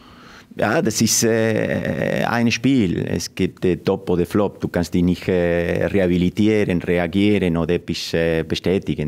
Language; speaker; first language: German; non-native, fluent; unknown